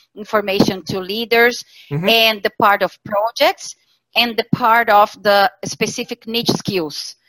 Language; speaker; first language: English; non-native, fluent; Portuguese